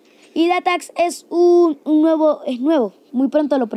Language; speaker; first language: Spanish; native; Spanish